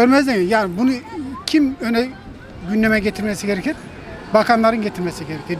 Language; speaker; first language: Turkish; native; Turkish